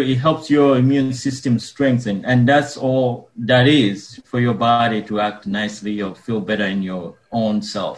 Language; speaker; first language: English; non-native, local second language; Ganda